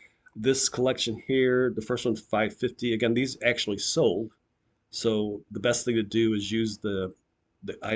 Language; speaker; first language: English; native; English